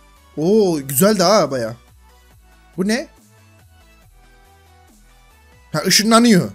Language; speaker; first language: Turkish; native; Turkish